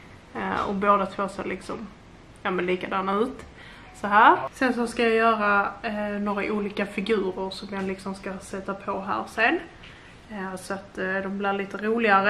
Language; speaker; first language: Swedish; native; Swedish